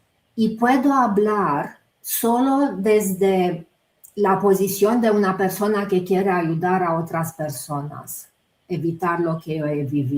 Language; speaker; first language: Spanish; non-native, fluent; Romanian